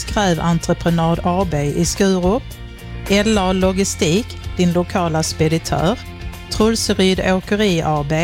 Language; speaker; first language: Swedish; native; Swedish